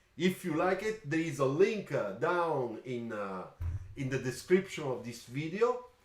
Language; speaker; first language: English; non-native, fluent; Italian